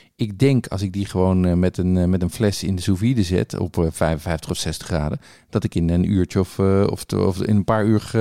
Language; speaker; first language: Dutch; native; Dutch